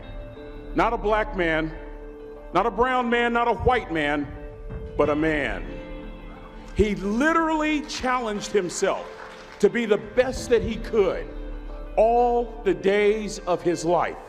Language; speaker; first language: English; native; English